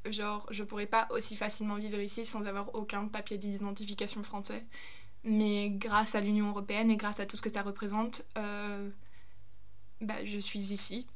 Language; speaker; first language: French; early bilingual, other home language; German